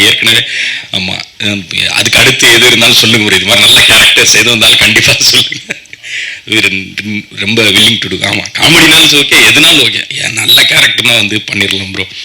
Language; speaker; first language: Tamil; native; Tamil